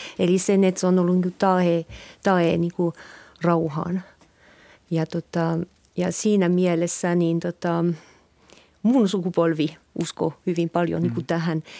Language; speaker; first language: Finnish; non-native, fluent; French